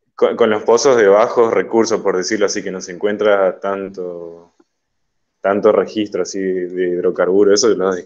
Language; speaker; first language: Spanish; native; Spanish